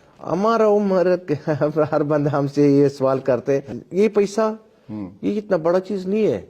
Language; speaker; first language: Urdu; non-native, local second language; Pashto